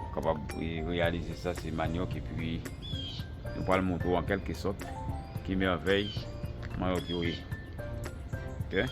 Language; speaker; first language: French; non-native, learner; Haitian Creole